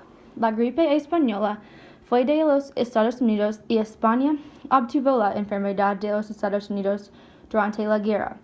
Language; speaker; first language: Spanish; non-native, learner; English